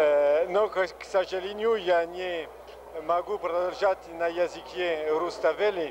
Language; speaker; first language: Russian; non-native, fluent; French